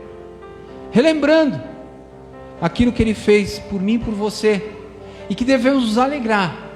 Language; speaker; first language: Portuguese; native; Portuguese